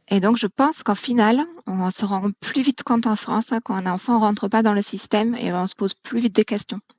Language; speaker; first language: French; non-native, fluent; German